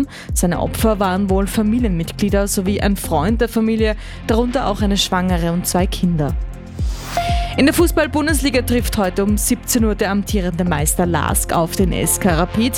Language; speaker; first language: German; native; German